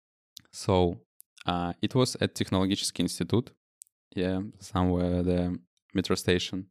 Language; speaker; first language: English; non-native, fluent; Russian